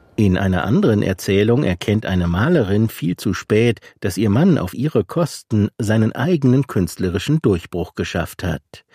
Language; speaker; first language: German; native; German